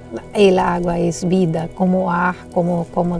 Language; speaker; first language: Spanish; non-native, learner; Portuguese